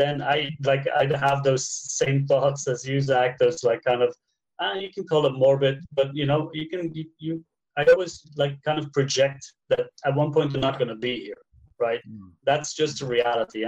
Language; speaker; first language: English; non-native, fluent; Dutch